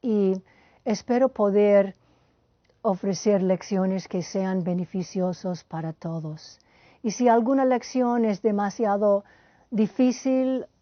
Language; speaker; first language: Spanish; non-native, fluent; English